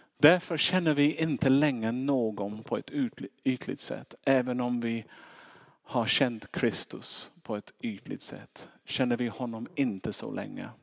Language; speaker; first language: Swedish; non-native, fluent; English